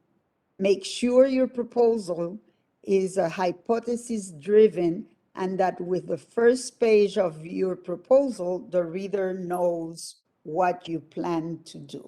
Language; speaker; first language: English; non-native, fluent; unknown